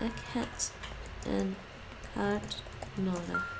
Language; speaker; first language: Afrikaans; non-native, learner; English